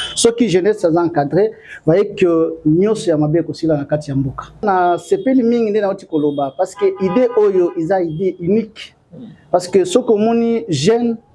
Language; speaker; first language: Lingala; non-native, local second language; Swahili